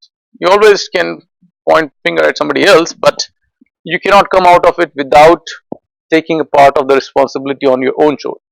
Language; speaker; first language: English; non-native, fluent; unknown